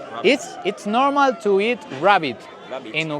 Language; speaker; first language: English; non-native, learner; Spanish